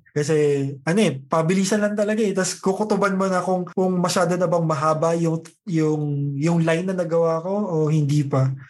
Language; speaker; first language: Filipino; native; Filipino